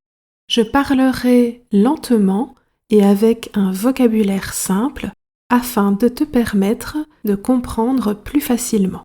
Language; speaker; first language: French; native; French